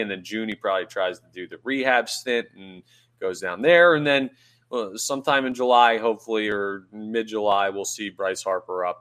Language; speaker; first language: English; native; English